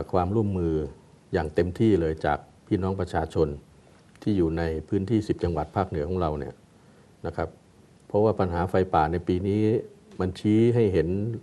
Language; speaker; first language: Thai; native; Thai